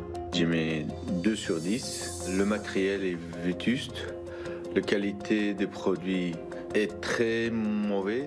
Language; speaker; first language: French; non-native, fluent; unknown